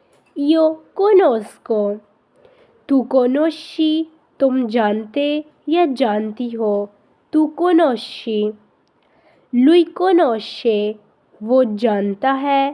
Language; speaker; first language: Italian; non-native, fluent; Urdu